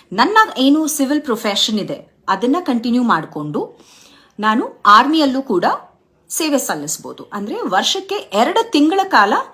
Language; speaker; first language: Kannada; native; Kannada